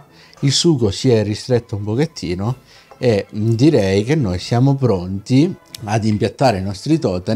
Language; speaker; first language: Italian; native; Italian